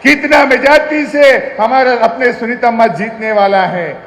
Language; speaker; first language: Hindi; non-native, local second language; Telugu